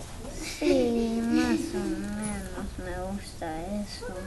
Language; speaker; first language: Spanish; early bilingual, other home language; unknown